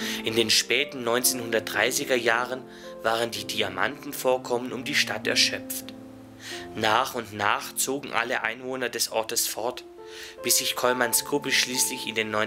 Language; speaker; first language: German; native; German